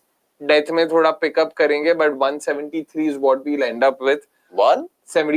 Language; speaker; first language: English; non-native, local second language; Hindi